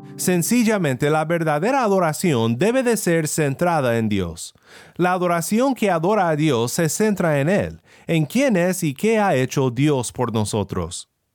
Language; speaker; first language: Spanish; non-native, fluent; English